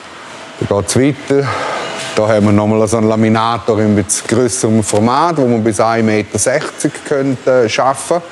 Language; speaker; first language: German; native; German